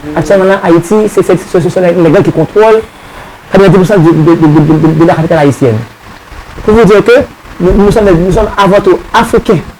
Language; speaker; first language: French; non-native, local second language; Haitian Creole